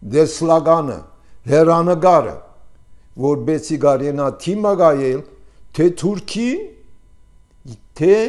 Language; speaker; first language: Armenian; early bilingual, heritage; Armenian